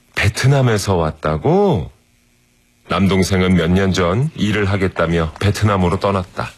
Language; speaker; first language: Korean; native; Korean